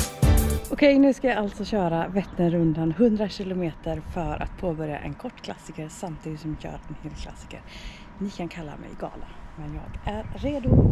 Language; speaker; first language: Swedish; native; Swedish